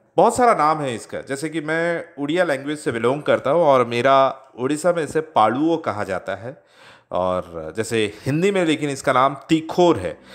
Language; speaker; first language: Hindi; non-native, local second language; Odia